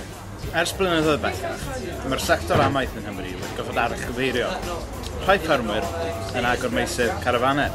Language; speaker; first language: Welsh; native; Welsh